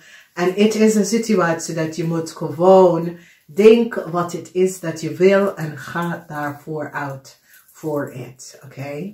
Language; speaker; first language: Dutch; non-native, fluent; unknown